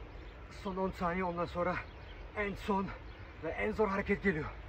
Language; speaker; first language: Turkish; early bilingual, heritage; Turkish